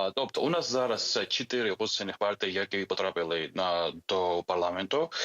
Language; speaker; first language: Ukrainian; non-native, fluent; Georgian